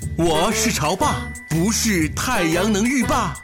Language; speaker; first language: Chinese; native; Chinese